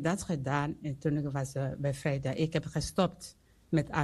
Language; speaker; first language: Dutch; non-native, learner; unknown